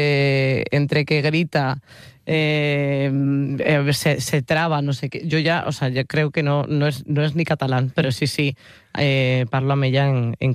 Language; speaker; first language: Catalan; non-native, learner; Spanish